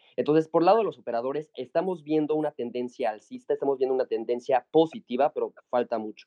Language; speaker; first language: Spanish; native; Spanish